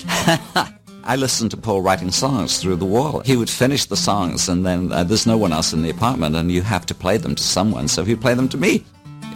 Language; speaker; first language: English; native; English